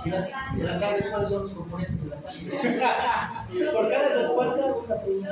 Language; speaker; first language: Spanish; native; Spanish